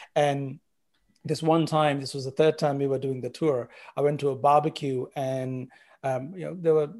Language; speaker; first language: English; non-native, local second language; Sinhala